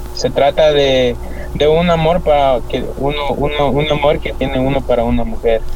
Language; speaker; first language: Spanish; native; Spanish